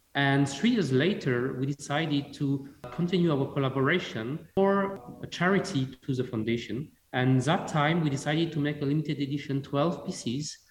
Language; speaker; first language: English; non-native, fluent; French